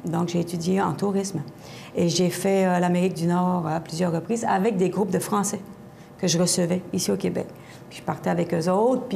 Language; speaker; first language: French; native; French